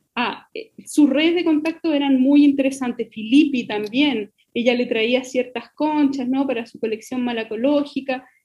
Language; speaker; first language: Spanish; native; Spanish